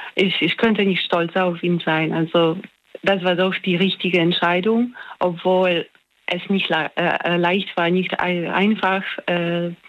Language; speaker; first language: German; non-native, fluent; Polish